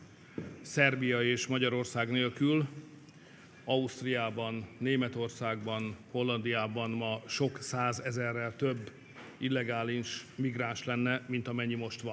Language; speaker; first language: Hungarian; native; Hungarian